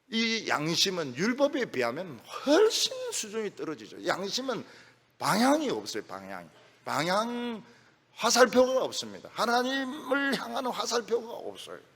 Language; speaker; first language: Korean; native; Korean